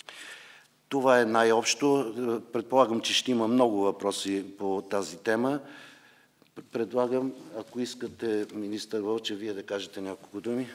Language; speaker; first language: Bulgarian; native; Bulgarian